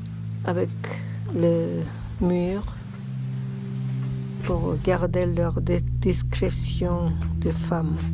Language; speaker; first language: French; non-native, learner; Korean